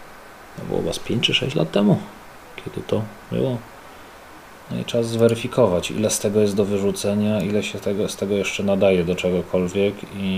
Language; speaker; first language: Polish; native; Polish